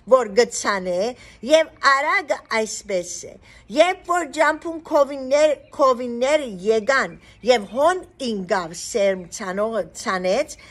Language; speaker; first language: Armenian; early bilingual, heritage; Armenian